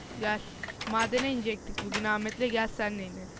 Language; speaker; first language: Turkish; native; Turkish